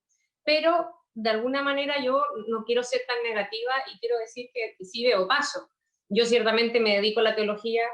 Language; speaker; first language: Spanish; native; Spanish